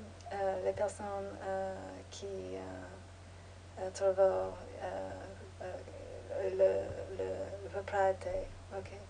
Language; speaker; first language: French; non-native, learner; English